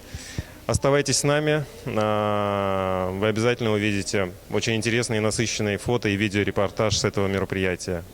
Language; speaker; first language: Russian; native; Russian